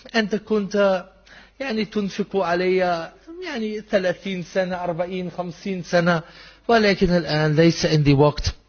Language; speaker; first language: Arabic; non-native, fluent; German